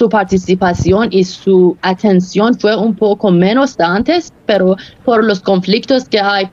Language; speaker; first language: Spanish; non-native, fluent; Persian